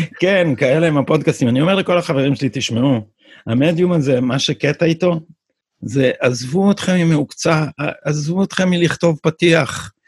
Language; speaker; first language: Hebrew; native; Hebrew